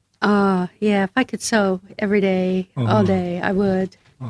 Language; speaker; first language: English; non-native, learner; Korean